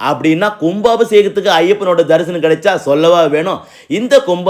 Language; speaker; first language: Tamil; native; Tamil